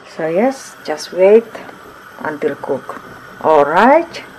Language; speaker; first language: English; non-native, learner; Indonesian